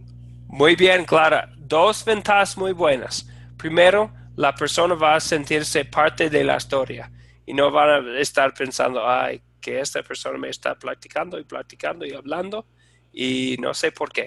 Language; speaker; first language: Spanish; non-native, fluent; English